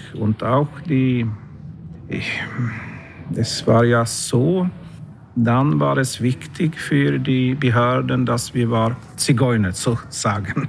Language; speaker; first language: German; non-native, learner; Swedish